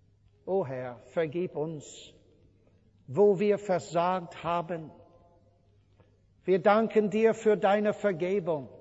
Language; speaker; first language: German; non-native, fluent; English